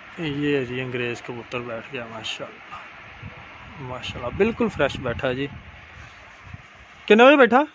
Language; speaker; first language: Hindi; non-native, local second language; Punjabi